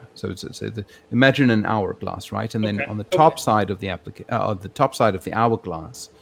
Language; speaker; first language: English; native; English